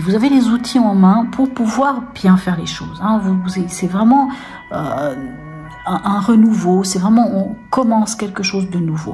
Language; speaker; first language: French; native; French